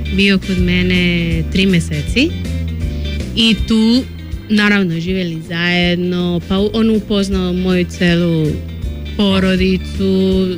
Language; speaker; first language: Serbian; non-native, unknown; Spanish